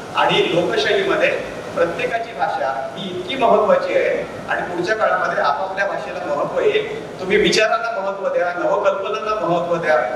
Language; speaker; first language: Marathi; native; Marathi